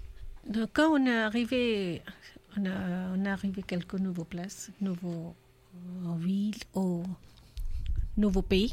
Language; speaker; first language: French; non-native, learner; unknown